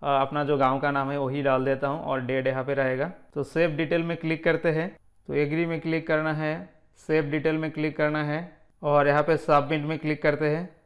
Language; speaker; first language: Hindi; non-native, local second language; Bangla